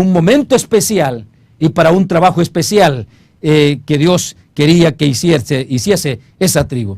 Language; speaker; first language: Spanish; native; Spanish